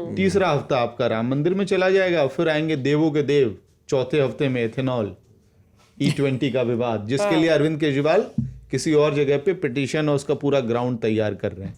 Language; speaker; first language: Hindi; native; Hindi